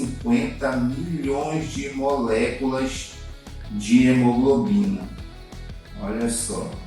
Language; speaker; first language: Portuguese; native; Portuguese